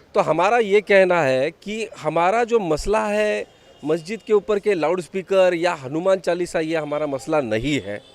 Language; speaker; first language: Hindi; non-native, local second language; Marathi